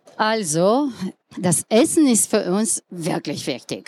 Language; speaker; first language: German; non-native, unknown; Slovenian